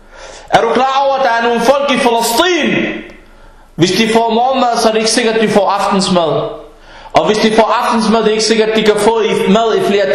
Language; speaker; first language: Danish; early bilingual, other home language; Arabic